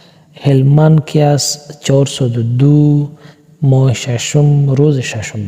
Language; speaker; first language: Persian; non-native, local second language; Pashto